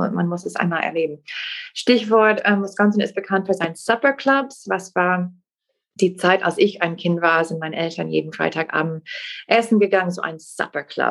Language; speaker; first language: German; non-native, fluent; English